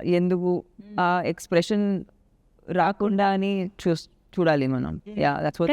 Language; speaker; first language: Telugu; non-native, local second language; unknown